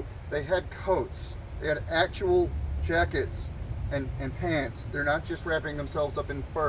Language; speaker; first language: English; native; English